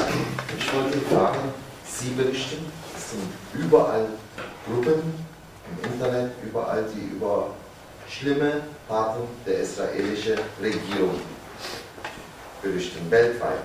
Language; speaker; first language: German; non-native, fluent; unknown